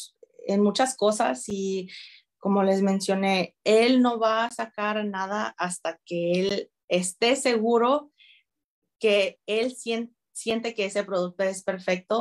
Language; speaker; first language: Spanish; early bilingual, heritage; Spanish